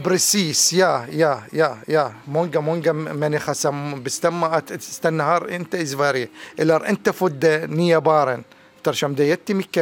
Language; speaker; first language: Swedish; non-native, learner; Arabic